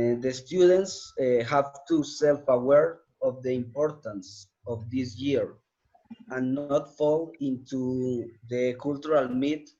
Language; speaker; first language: English; non-native, learner; Spanish